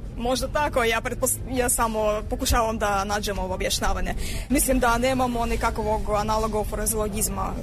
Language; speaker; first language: Serbian; non-native, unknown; Russian